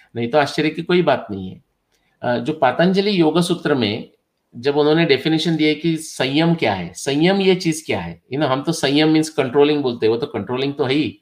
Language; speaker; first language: Hindi; non-native, local second language; Marathi